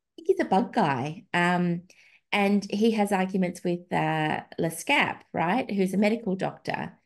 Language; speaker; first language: English; native; English